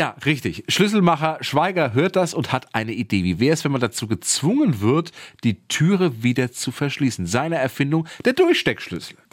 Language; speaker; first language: German; native; German